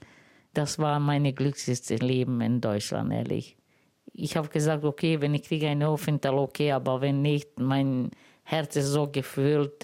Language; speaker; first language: German; non-native, learner; Romany